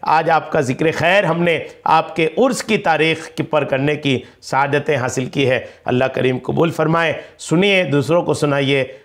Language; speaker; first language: Urdu; native; Urdu